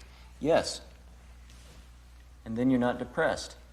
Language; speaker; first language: English; native; English